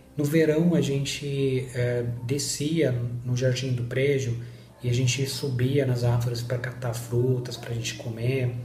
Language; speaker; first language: Portuguese; non-native, fluent; Arabic